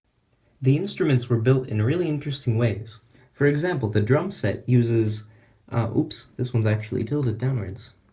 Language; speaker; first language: English; native; English